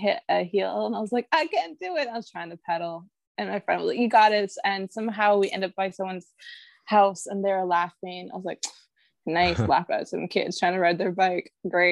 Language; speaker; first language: English; native; English